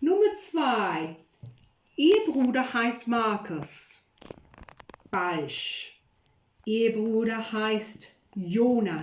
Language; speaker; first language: German; non-native, fluent; English